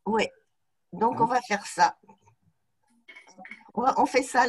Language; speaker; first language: French; native; French